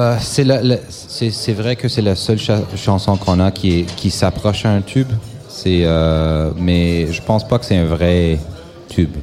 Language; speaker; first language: French; non-native, local second language; English